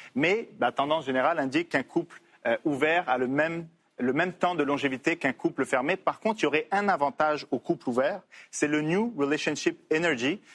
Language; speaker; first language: French; native; French